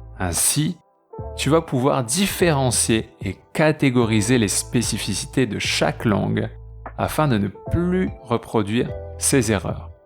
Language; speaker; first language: French; native; French